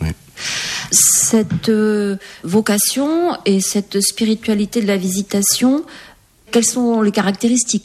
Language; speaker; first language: French; native; French